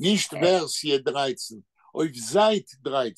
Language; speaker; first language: German; non-native, fluent; Hebrew